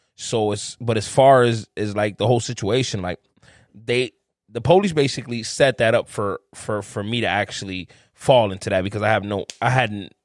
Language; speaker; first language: English; native; English